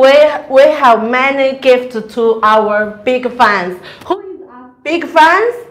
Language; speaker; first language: English; non-native, learner; Chinese